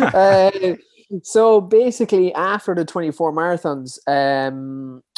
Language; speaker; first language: English; native; English